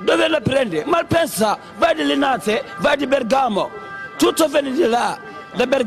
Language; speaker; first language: Italian; non-native, learner; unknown